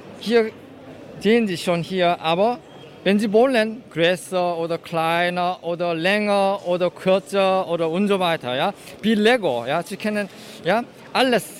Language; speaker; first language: German; non-native, fluent; Korean